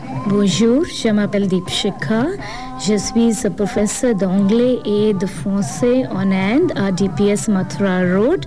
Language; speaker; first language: French; non-native, fluent; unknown